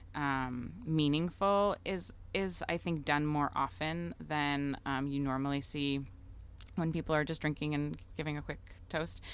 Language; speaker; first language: English; early bilingual, other home language; Russian